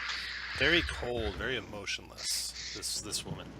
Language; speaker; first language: English; native; English